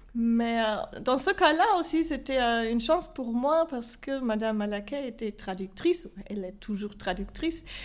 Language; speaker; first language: French; non-native, fluent; German